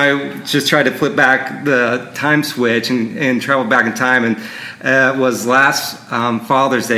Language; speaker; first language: English; native; English